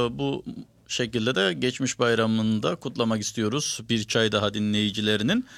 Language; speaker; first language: Turkish; early bilingual, heritage; Turkish